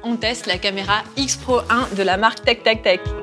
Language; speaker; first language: French; native; French